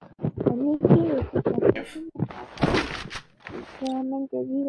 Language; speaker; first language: Spanish; native; Spanish